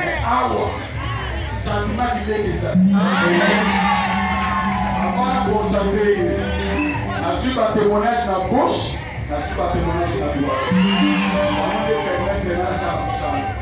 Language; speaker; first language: French; non-native, local second language; Lingala